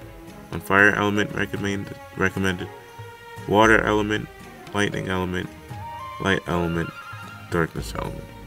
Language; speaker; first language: English; native; English